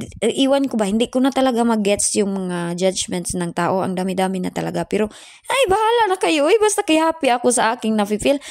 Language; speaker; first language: Filipino; non-native, local second language; Cebuano